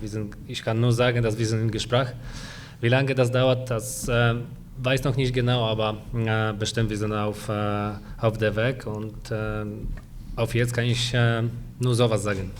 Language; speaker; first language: German; non-native, fluent; Polish